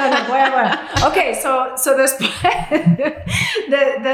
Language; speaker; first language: Spanish; non-native, fluent; English